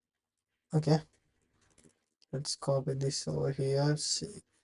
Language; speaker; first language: English; non-native, fluent; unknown